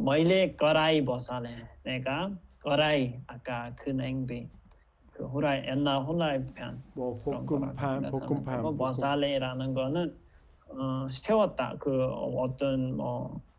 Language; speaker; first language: Korean; non-native, fluent; Nepali